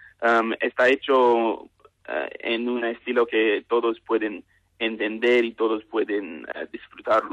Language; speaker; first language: Spanish; non-native, learner; English